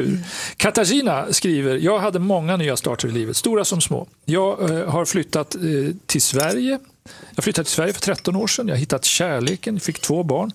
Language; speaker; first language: Swedish; native; Swedish